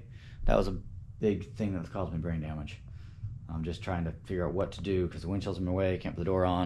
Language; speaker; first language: English; native; English